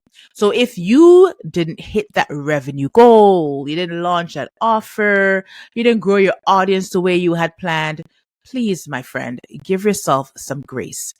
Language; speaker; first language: English; native; English